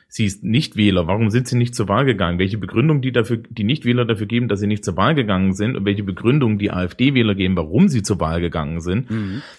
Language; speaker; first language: German; native; German